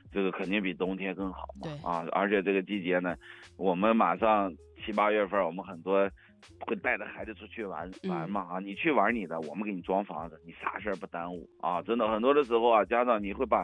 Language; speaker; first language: Chinese; native; Chinese